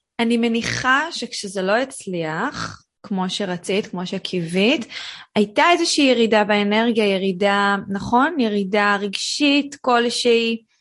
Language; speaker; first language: Hebrew; native; Hebrew